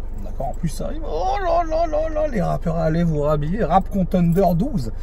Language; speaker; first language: French; native; French